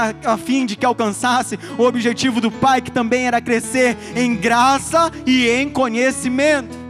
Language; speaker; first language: Portuguese; native; Portuguese